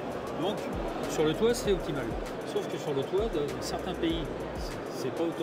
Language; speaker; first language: French; native; French